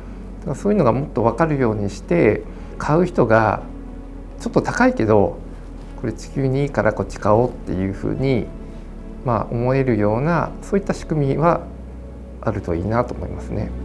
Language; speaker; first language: Japanese; native; Japanese